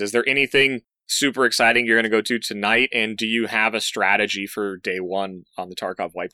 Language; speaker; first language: English; native; English